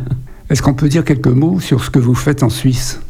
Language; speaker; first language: French; native; French